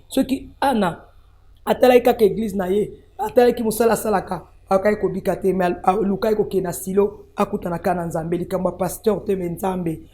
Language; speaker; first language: Lingala; native; Lingala